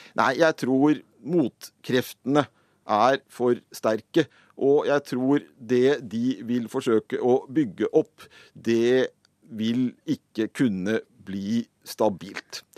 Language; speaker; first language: Norwegian; native; Norwegian